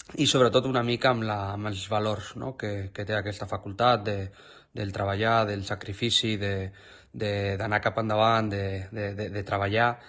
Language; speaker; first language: Catalan; non-native, local second language; Spanish